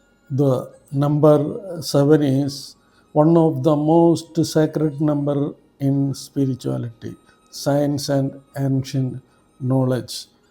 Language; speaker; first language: English; non-native, local second language; Malayalam